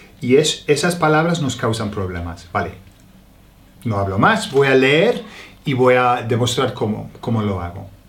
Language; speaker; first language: Spanish; non-native, fluent; English